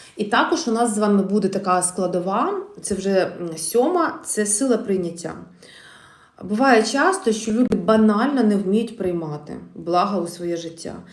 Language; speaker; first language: Ukrainian; non-native, local second language; Russian